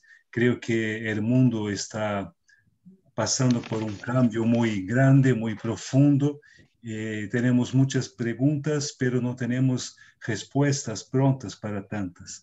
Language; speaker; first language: Spanish; non-native, fluent; Portuguese